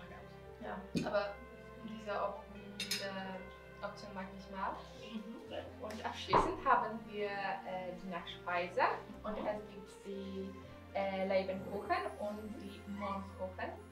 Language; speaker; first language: German; non-native, learner; Polish